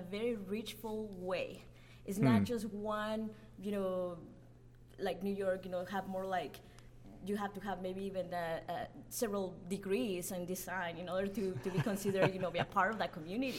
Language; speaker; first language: English; non-native, fluent; Spanish